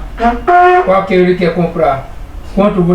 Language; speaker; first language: Portuguese; non-native, learner; Haitian Creole